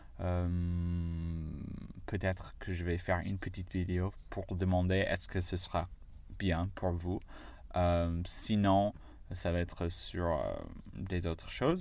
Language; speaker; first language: French; non-native, fluent; English